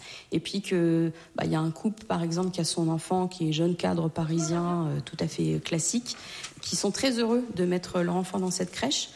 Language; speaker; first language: French; native; French